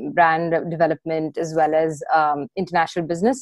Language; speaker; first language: English; non-native, local second language; Hindi